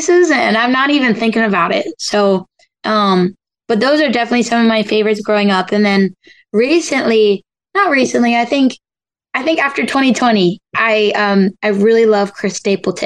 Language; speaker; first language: English; native; English